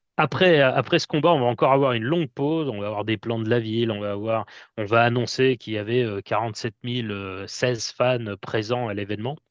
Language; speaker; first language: French; native; French